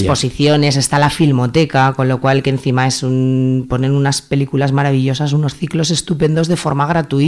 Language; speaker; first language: Spanish; native; Spanish